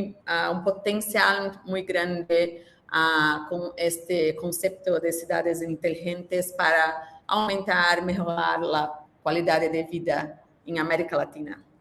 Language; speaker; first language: Spanish; non-native, learner; Portuguese